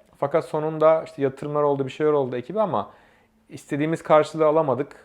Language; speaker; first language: Turkish; native; Turkish